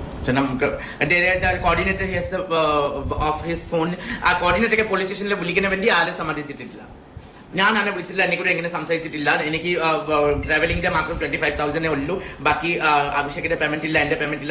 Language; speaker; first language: Malayalam; non-native, fluent; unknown